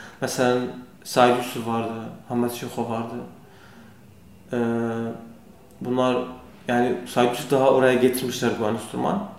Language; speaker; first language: Turkish; non-native, learner; Kurdish